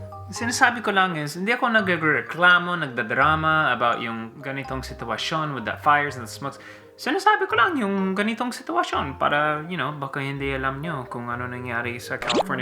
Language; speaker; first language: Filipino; early bilingual, heritage; English